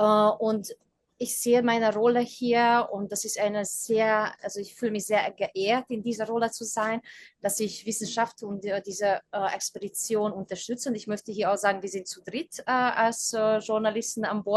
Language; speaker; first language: German; non-native, fluent; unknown